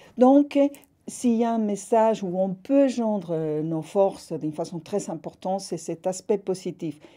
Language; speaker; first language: French; non-native, fluent; Spanish